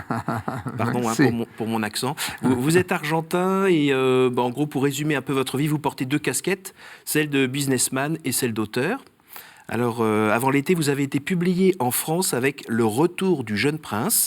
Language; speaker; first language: French; native; French